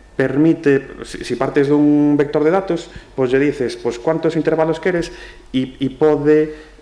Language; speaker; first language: Galician; non-native, local second language; Spanish